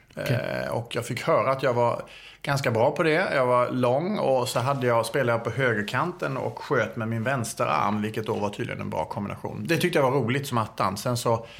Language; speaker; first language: Swedish; native; Swedish